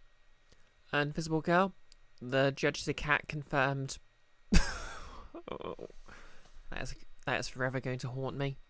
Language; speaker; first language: English; native; English